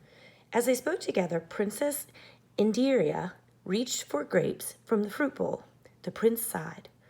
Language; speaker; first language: English; native; English